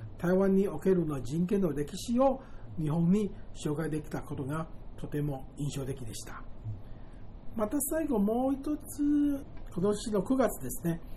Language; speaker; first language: Japanese; non-native, fluent; Chinese